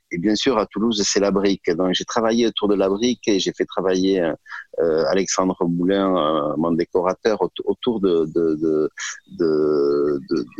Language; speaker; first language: French; native; French